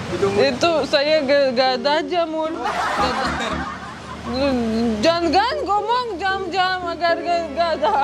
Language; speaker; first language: Indonesian; non-native, learner; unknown